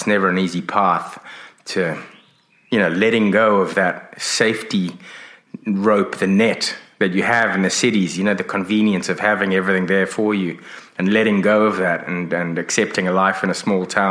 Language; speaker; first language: English; native; English